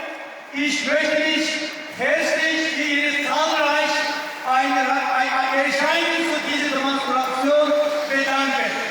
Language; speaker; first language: German; non-native, learner; Uyghur